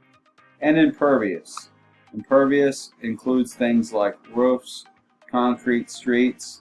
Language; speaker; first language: English; native; English